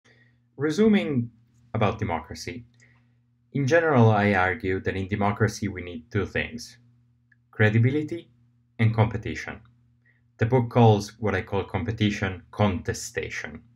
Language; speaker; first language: English; non-native, fluent; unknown